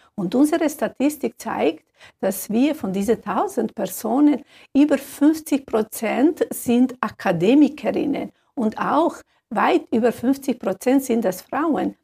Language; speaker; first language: German; non-native, fluent; Serbian